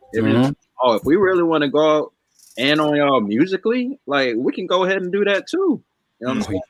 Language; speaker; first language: English; native; English